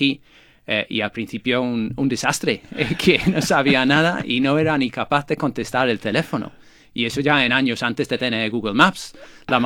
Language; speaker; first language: Spanish; non-native, fluent; English